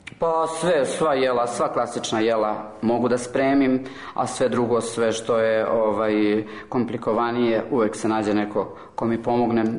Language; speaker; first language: Serbian; native; Serbian